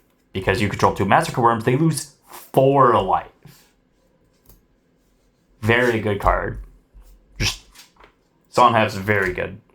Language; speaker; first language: English; native; English